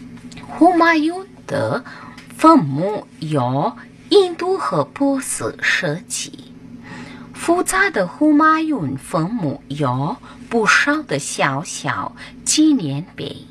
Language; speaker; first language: Chinese; non-native, learner; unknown